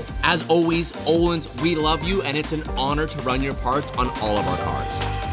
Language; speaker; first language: English; native; English